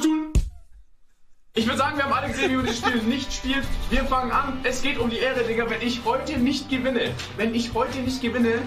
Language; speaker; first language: German; native; German